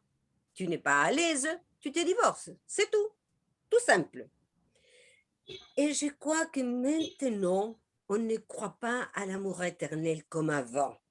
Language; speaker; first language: French; non-native, learner; Spanish